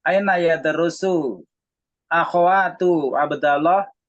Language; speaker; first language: Arabic; non-native, learner; Indonesian